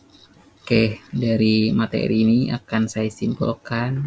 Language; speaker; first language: Indonesian; native; Indonesian